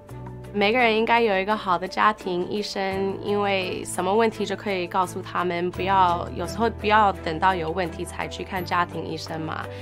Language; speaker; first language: Chinese; early bilingual, heritage; English